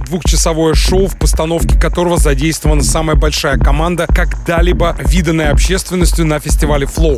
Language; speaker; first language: Russian; native; Russian